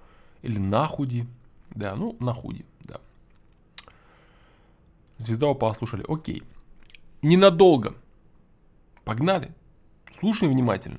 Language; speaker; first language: Russian; native; Russian